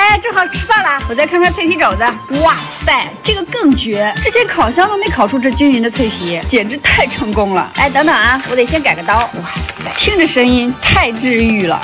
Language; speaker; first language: Chinese; native; Chinese